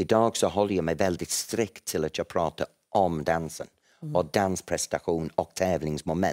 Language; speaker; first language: Swedish; non-native, fluent; English